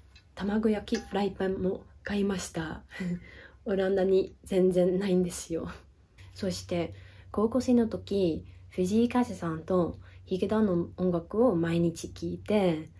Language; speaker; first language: Japanese; non-native, fluent; Dutch